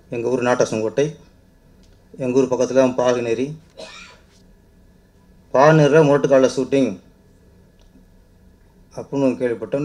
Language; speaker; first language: Tamil; native; Tamil